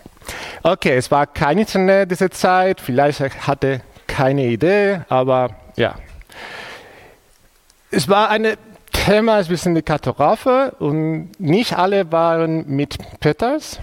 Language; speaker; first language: German; non-native, fluent; Spanish